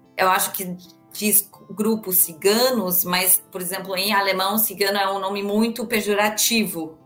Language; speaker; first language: Portuguese; non-native, fluent; German